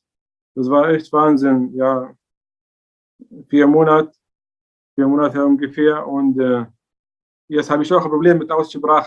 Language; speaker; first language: German; non-native, learner; Arabic